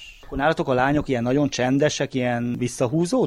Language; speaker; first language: Hungarian; native; Hungarian